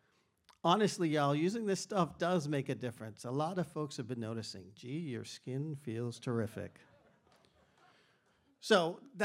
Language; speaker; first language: English; native; English